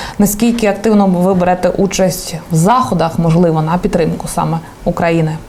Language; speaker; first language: Ukrainian; native; Ukrainian